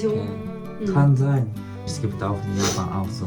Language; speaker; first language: German; non-native, learner; Japanese